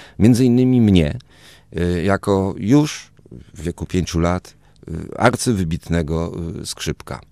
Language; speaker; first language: Polish; early bilingual, other home language; Spanish